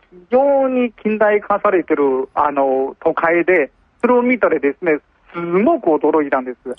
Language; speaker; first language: Japanese; non-native, fluent; Chinese